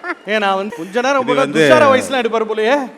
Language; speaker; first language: Tamil; native; Tamil